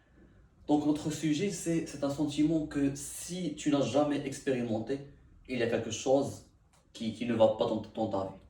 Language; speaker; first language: French; non-native, learner; Arabic